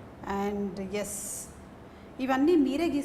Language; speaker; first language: Telugu; native; Telugu